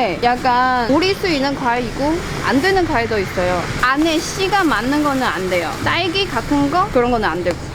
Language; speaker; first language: Korean; non-native, fluent; Chinese